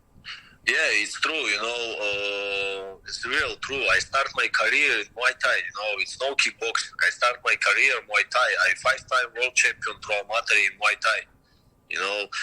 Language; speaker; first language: English; non-native, learner; Russian